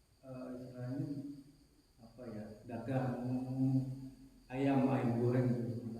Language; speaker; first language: Indonesian; native; Indonesian